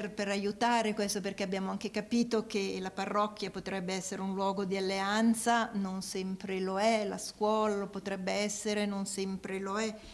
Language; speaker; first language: Italian; native; Italian